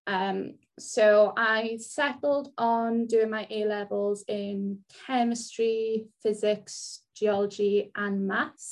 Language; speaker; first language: English; non-native, local second language; Welsh